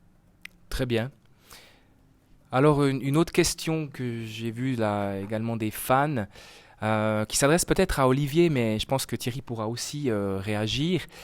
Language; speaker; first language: French; native; French